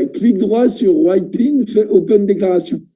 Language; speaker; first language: French; native; French